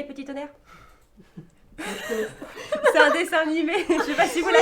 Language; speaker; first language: French; native; French